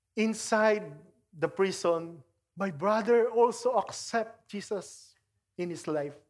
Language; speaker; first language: English; non-native, local second language; Filipino